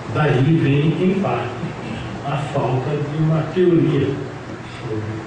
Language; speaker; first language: Portuguese; native; Portuguese